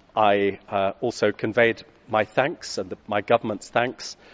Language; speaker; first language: English; native; English